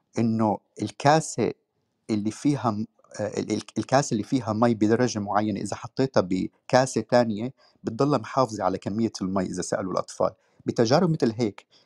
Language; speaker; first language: Arabic; native; Arabic